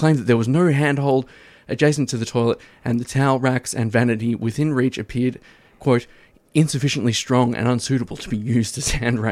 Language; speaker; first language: English; native; English